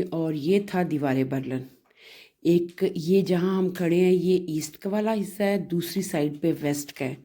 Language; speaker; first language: Urdu; non-native, local second language; Punjabi